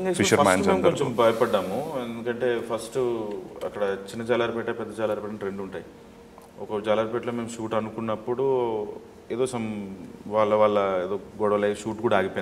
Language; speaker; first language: Telugu; native; Telugu